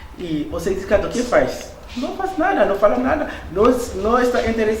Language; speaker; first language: Portuguese; non-native, learner; Haitian Creole